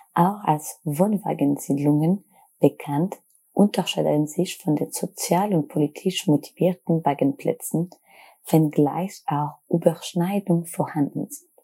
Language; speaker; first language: German; non-native, fluent; French